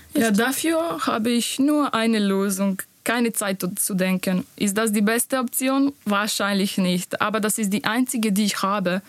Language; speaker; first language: German; non-native, learner; Bosnian